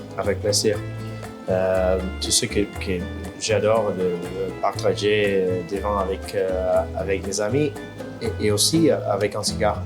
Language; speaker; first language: French; non-native, fluent; Spanish